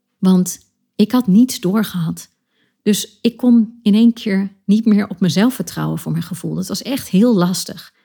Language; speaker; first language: Dutch; native; Dutch